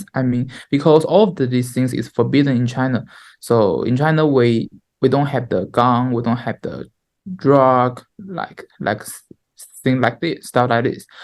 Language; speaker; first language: English; non-native, learner; Chinese